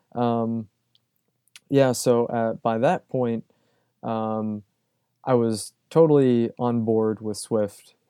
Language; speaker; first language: English; native; English